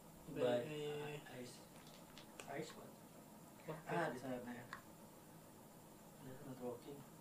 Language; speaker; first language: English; non-native, learner; Indonesian